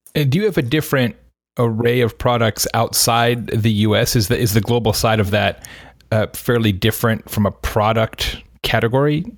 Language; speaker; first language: English; native; English